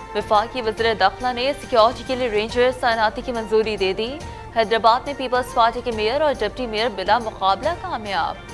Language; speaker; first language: Urdu; native; Urdu